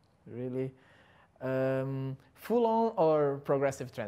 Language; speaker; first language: English; non-native, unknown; Portuguese